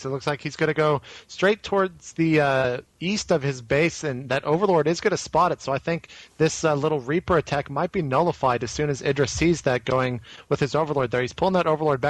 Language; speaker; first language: English; native; English